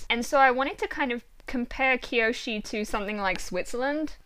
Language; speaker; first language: English; native; English